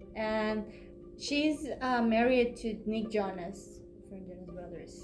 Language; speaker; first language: English; non-native, fluent; Spanish